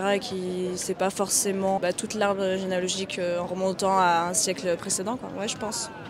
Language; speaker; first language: French; native; French